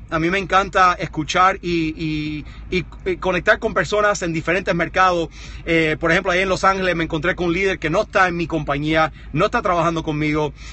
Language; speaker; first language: Spanish; early bilingual, heritage; Spanish